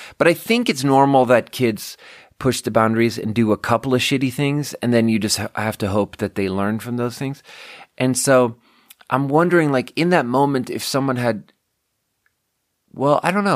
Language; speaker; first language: English; native; English